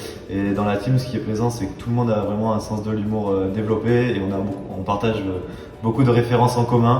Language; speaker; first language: French; native; French